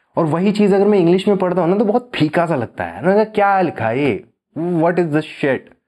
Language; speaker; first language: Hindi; native; Hindi